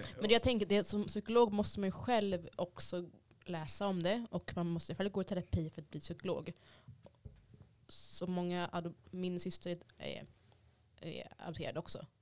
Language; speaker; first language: Swedish; early bilingual, other home language; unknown